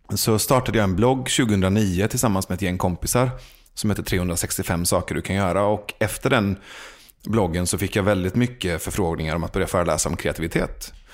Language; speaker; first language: Swedish; early bilingual, other home language; Persian